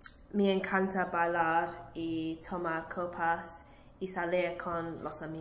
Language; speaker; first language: Spanish; non-native, learner; English